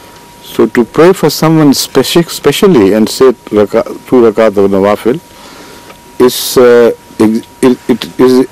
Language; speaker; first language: English; non-native, local second language; Urdu